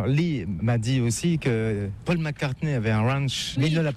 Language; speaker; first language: French; native; French